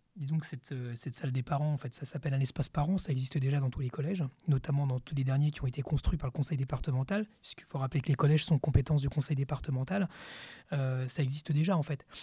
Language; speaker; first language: French; early bilingual, other home language; Spanish